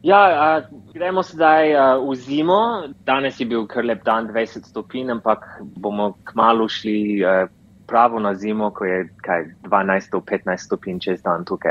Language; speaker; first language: Slovenian; early bilingual, heritage; English